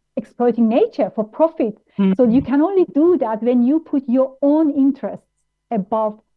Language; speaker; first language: English; non-native, fluent; German